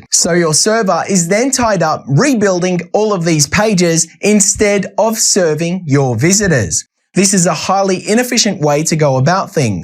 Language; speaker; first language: English; native; English